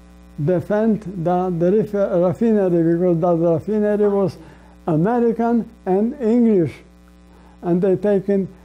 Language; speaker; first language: English; non-native, learner; Polish